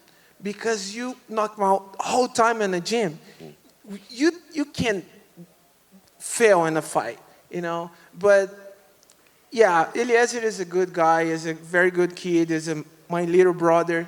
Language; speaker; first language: English; non-native, learner; Portuguese